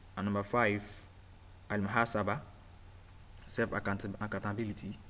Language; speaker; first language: English; non-native, local second language; Yoruba